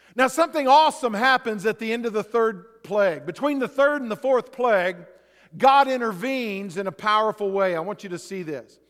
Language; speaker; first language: English; native; English